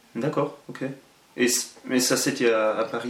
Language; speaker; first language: French; non-native, local second language; German